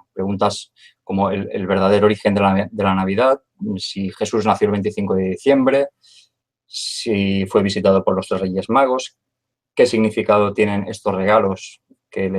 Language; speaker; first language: Spanish; native; Spanish